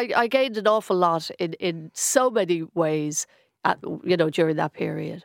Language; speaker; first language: English; native; English